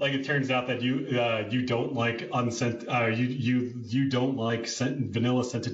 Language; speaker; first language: English; native; English